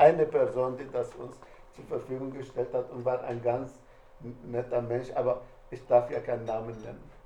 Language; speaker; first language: German; non-native, fluent; Arabic